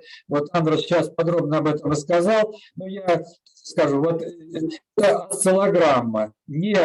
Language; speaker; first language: Russian; native; Russian